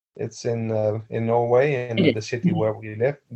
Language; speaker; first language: English; non-native, fluent; Dutch